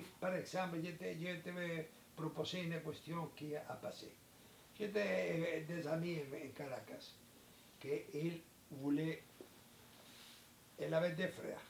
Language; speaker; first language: French; non-native, learner; Spanish